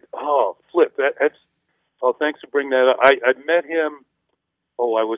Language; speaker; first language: English; native; English